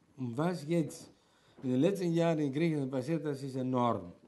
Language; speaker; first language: German; non-native, fluent; Greek